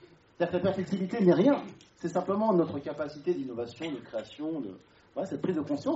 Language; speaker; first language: French; native; French